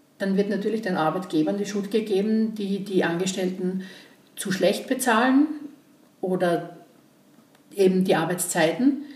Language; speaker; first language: German; native; German